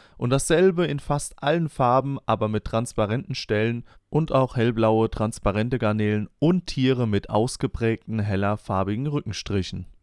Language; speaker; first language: German; native; German